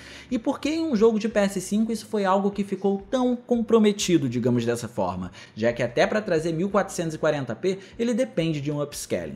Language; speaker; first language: Portuguese; native; Portuguese